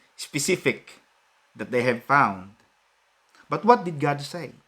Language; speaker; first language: English; non-native, local second language; Filipino